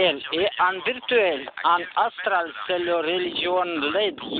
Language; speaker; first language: French; non-native, learner; Romanian